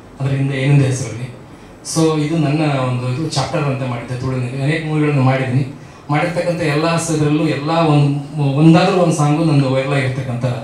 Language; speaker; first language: Kannada; native; Kannada